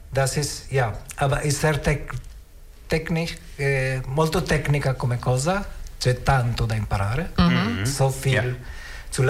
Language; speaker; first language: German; non-native, learner; Italian